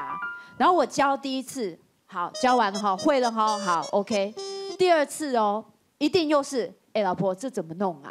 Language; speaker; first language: Chinese; native; Chinese